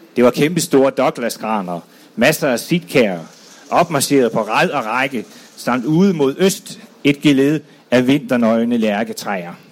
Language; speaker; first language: Danish; native; Danish